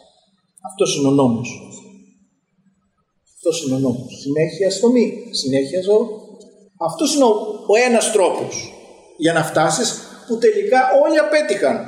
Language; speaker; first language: Greek; native; Greek